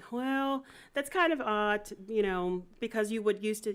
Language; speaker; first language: English; native; English